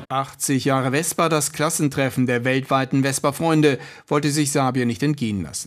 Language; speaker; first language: German; native; German